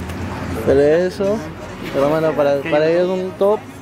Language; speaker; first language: Spanish; native; Spanish